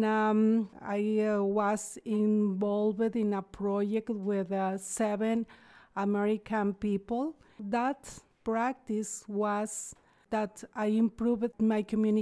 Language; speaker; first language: English; non-native, fluent; Spanish